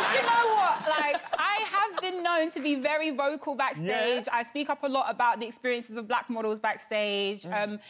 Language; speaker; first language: English; native; English